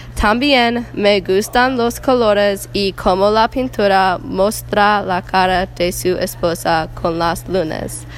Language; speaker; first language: Spanish; non-native, learner; English